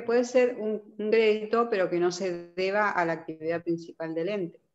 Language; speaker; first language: Spanish; native; Spanish